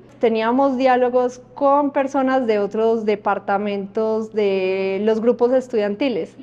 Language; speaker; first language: Spanish; native; Spanish